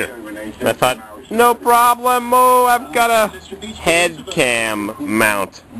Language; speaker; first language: English; native; English